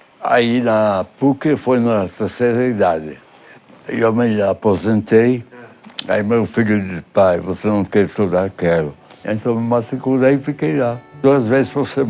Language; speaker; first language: Portuguese; early bilingual, other home language; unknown